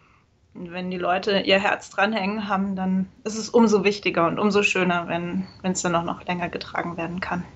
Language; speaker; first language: German; native; German